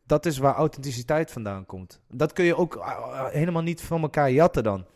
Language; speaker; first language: Dutch; early bilingual, other home language; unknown